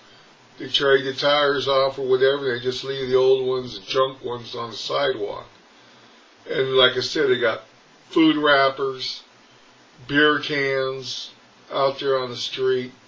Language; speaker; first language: English; native; English